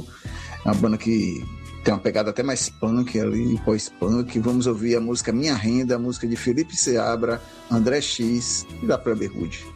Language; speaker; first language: Portuguese; native; Portuguese